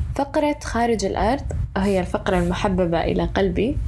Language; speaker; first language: Arabic; early bilingual, other home language; English